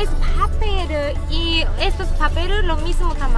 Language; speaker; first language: Spanish; non-native, learner; Japanese